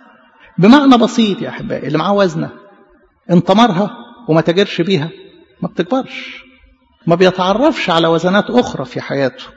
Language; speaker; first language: Arabic; native; Arabic